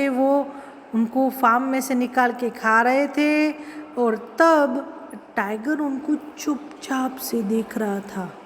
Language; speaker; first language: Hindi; native; Hindi